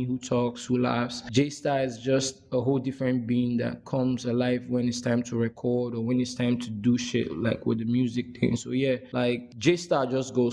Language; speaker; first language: English; non-native, local second language; Igbo